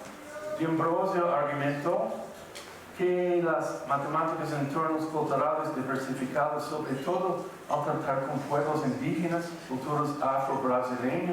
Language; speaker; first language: Portuguese; non-native, fluent; English